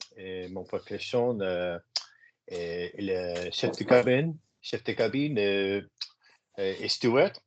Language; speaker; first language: French; non-native, learner; English